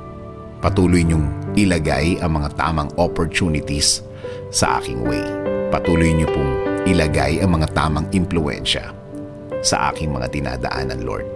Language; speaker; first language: Filipino; native; Filipino